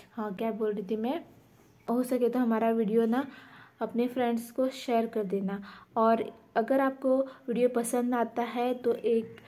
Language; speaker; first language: Hindi; non-native, local second language; Konkani